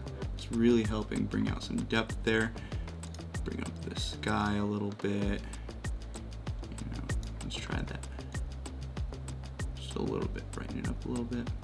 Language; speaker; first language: English; native; English